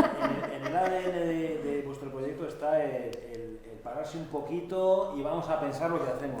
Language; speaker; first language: Spanish; native; Spanish